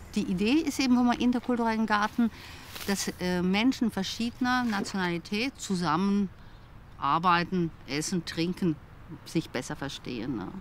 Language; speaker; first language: German; native; German